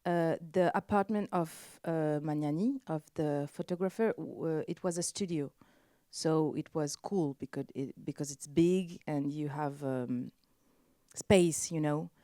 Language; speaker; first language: English; non-native, learner; French